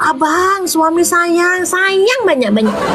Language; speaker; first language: Indonesian; native; Indonesian